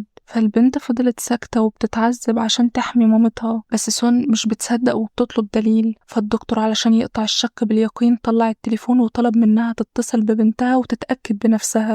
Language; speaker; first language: Arabic; native; Arabic